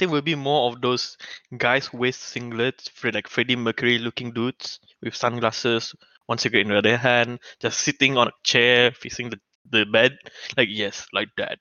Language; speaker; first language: English; non-native, local second language; Malay